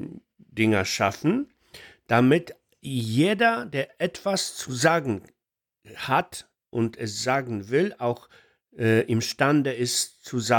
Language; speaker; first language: German; non-native, fluent; Polish